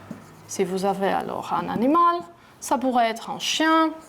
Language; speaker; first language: French; non-native, fluent; Greek